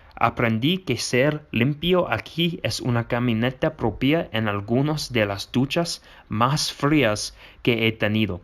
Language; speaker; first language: Spanish; non-native, learner; English